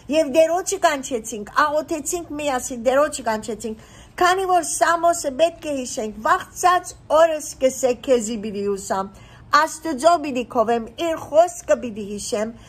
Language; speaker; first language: Armenian; early bilingual, heritage; Armenian